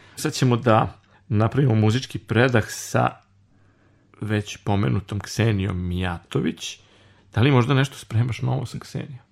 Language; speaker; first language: Serbian; native; Serbian